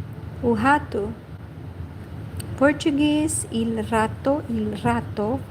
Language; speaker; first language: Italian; non-native, learner; Portuguese